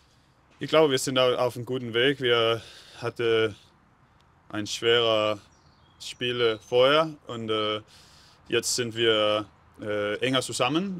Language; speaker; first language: German; non-native, learner; Danish